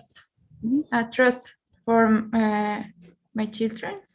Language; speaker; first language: English; non-native, learner; Spanish